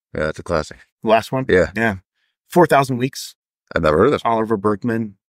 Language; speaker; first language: English; native; English